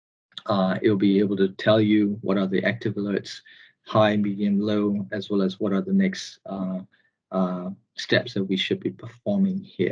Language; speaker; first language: English; non-native, fluent; Burmese